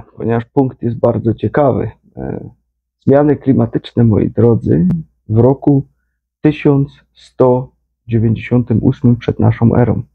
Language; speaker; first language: Polish; native; Polish